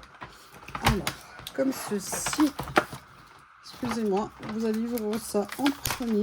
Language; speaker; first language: French; native; French